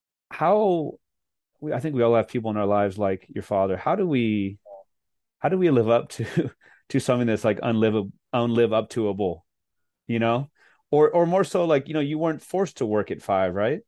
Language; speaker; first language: English; native; English